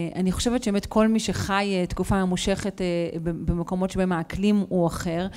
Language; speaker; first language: Hebrew; native; Hebrew